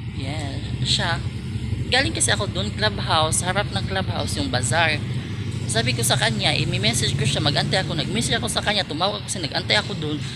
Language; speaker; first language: Filipino; non-native, local second language; Cebuano